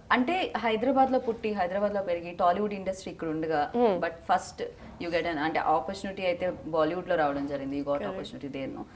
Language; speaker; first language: Telugu; native; Telugu